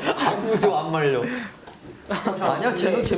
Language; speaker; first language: Korean; native; Korean